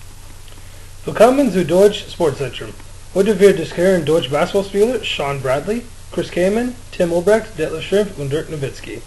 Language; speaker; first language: German; non-native, learner; English